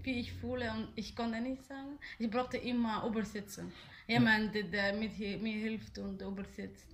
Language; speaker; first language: German; non-native, learner; Somali